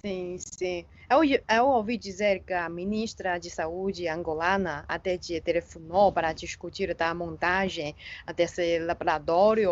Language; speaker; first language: Portuguese; non-native, fluent; Chinese